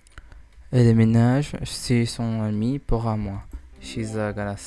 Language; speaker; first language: French; non-native, learner; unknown